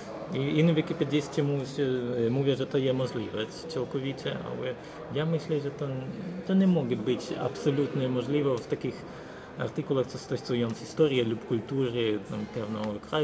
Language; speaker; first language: Polish; non-native, learner; Ukrainian